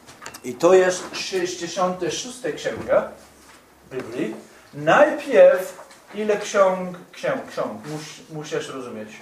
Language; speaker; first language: Polish; non-native, fluent; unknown